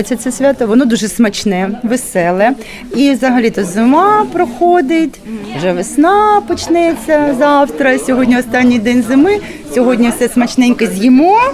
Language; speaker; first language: Ukrainian; native; Ukrainian